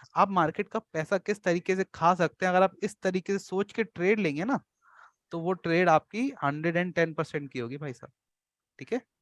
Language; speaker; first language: Hindi; native; Hindi